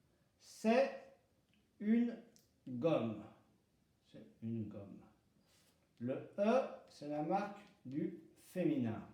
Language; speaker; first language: French; non-native, fluent; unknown